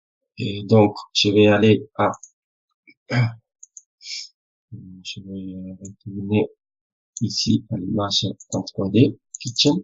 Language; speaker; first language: French; non-native, fluent; Spanish